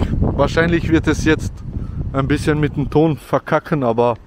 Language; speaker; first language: German; early bilingual, other home language; Albanian